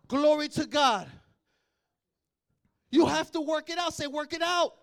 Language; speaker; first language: English; native; English